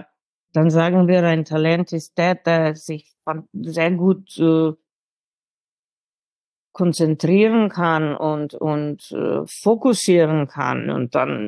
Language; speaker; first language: German; non-native, fluent; Slovenian